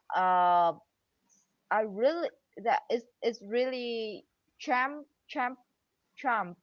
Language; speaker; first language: English; non-native, learner; Vietnamese